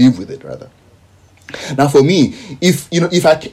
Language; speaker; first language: English; non-native, local second language; Yoruba